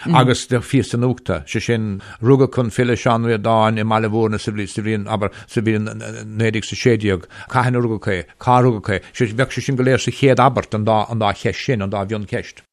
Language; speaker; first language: Irish; native; Irish